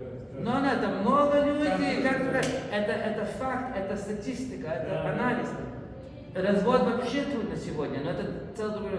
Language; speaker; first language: Russian; non-native, fluent; English